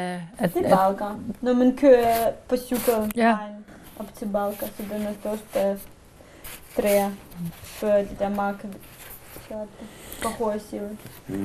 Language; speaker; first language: Danish; non-native, learner; Russian